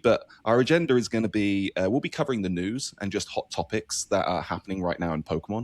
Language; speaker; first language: English; native; English